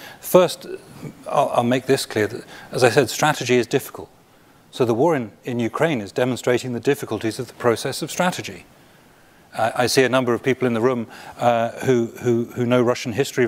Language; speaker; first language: English; native; English